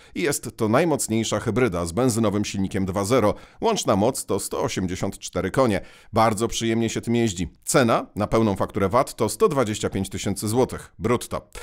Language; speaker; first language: Polish; native; Polish